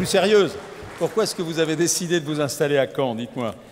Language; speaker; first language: French; native; French